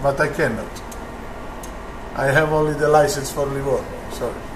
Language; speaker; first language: English; non-native, fluent; Italian